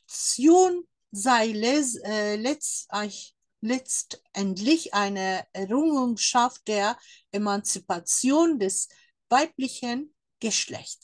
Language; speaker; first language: German; non-native, fluent; Turkish